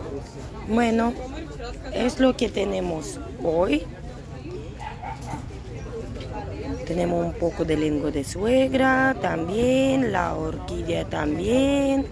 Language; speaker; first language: Spanish; non-native, fluent; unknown